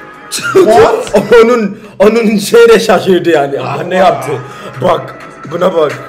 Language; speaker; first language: Turkish; non-native, learner; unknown